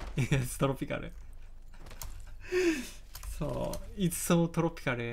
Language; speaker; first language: English; non-native, learner; Japanese